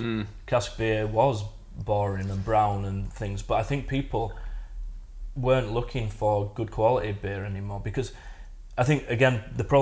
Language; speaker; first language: English; native; English